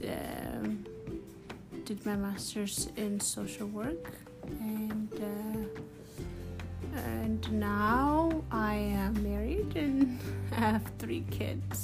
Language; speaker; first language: English; non-native, fluent; Amharic